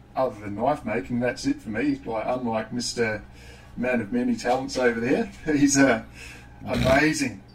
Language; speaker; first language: English; native; English